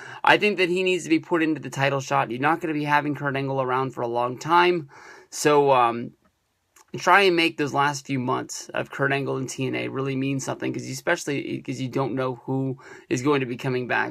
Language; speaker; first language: English; native; English